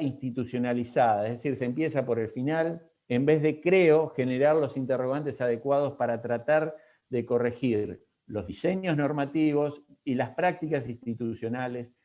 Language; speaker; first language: Spanish; native; Spanish